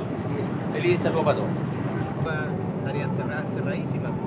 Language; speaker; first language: Spanish; native; Spanish